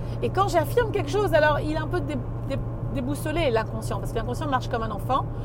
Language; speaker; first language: French; native; French